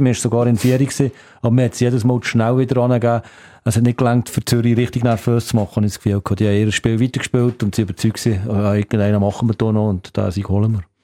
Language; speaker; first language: German; native; German